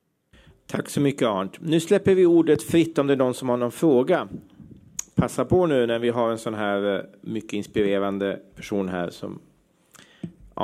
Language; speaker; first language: Swedish; native; Swedish